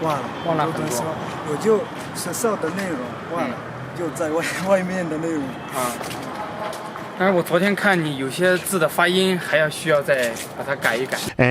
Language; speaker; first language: Chinese; non-native, learner; Kinyarwanda